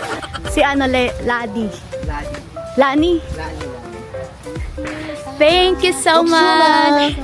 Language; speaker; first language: English; non-native, local second language; Filipino